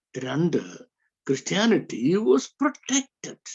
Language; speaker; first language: English; non-native, local second language; Malayalam